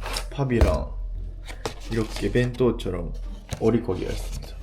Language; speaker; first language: Korean; non-native, fluent; Japanese